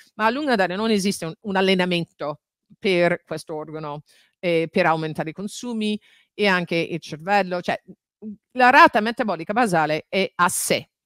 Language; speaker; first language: Italian; non-native, fluent; English